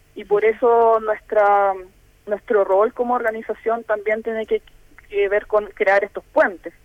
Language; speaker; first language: Spanish; native; Spanish